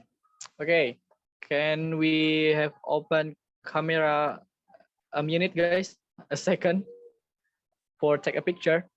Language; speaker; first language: English; non-native, learner; Indonesian